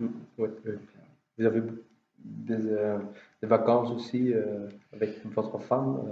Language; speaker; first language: French; non-native, learner; Dutch